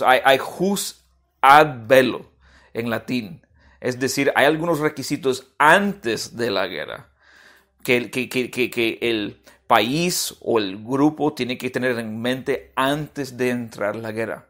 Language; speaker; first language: Spanish; non-native, fluent; English